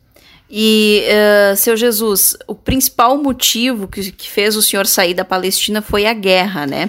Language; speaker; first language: Portuguese; native; Portuguese